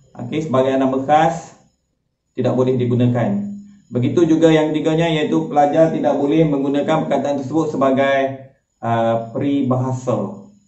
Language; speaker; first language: Malay; native; Malay